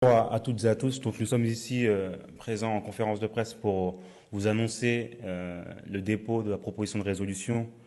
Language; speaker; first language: French; native; French